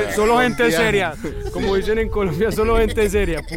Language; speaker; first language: Spanish; native; Spanish